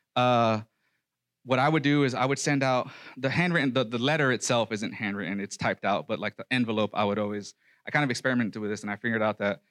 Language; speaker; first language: English; native; English